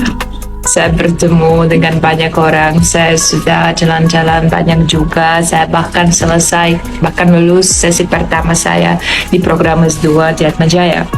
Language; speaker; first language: Indonesian; non-native, fluent; Polish